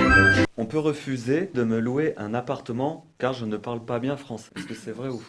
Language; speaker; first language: French; native; French